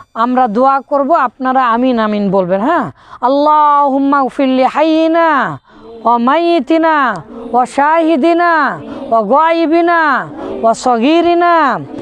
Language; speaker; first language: Arabic; non-native, fluent; Bangla